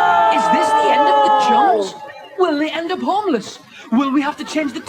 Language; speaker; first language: English; native; English